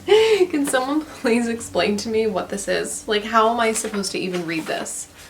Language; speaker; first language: English; native; English